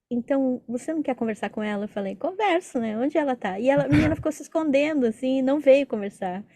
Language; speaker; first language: Portuguese; native; Portuguese